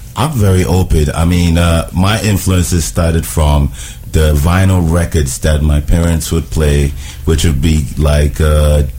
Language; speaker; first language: English; non-native, local second language; Ewe